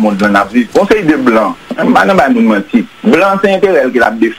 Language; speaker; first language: French; non-native, local second language; Haitian Creole